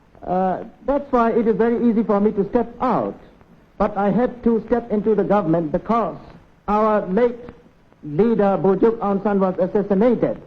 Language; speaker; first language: English; non-native, local second language; Burmese